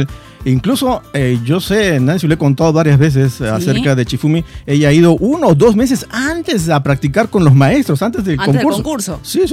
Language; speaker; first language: Spanish; native; Spanish